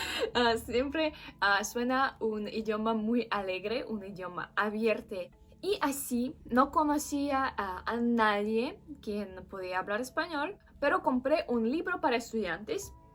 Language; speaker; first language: Spanish; non-native, fluent; Russian